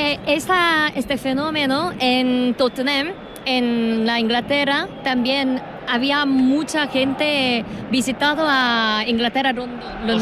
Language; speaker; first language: Spanish; non-native, learner; Korean